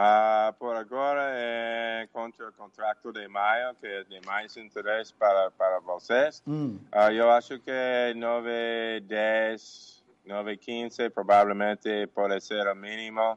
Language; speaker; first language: Portuguese; non-native, learner; English